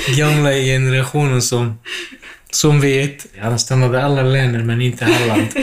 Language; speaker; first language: Swedish; non-native, fluent; Kurdish